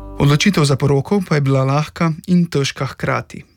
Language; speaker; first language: Slovenian; native; Slovenian